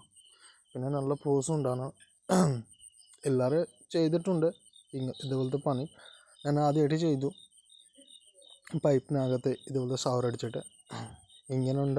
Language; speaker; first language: Malayalam; non-native, learner; Bangla